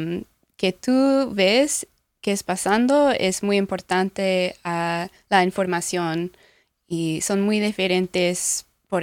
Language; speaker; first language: Spanish; non-native, learner; English